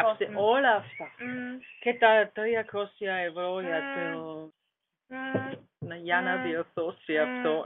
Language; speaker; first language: Greek; non-native, learner; German